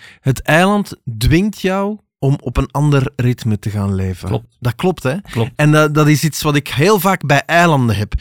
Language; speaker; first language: Dutch; native; Dutch